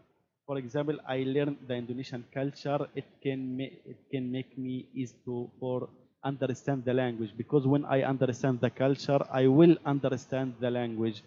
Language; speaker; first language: English; non-native, learner; Arabic